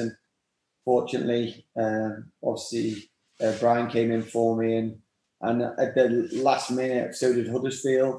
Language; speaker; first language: English; native; English